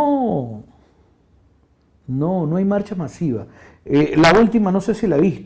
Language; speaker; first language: Spanish; native; Spanish